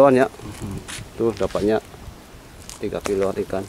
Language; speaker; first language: Indonesian; native; Indonesian